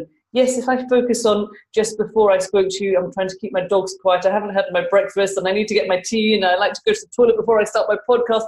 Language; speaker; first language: English; native; English